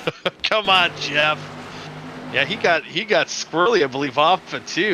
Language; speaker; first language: English; native; English